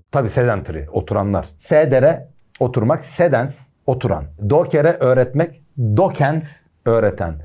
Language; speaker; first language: Turkish; native; Turkish